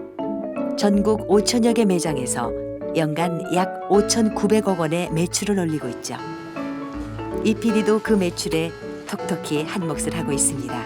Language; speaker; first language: Korean; native; Korean